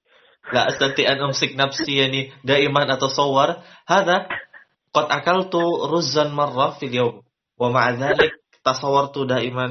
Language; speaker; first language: Arabic; non-native, learner; Indonesian